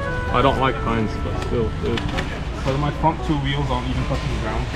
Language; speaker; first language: English; non-native, fluent; Polish